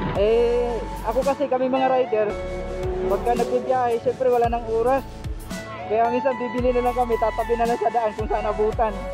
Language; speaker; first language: Filipino; non-native, local second language; Waray